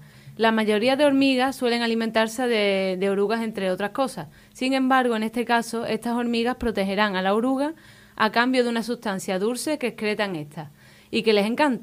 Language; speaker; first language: Spanish; native; Spanish